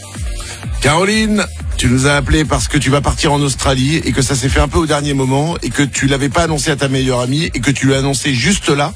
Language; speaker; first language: French; native; French